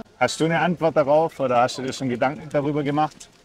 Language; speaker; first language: German; native; German